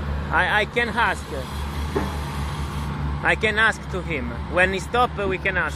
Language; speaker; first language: English; non-native, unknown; Italian